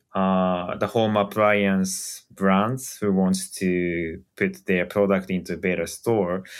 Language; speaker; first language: English; non-native, fluent; Japanese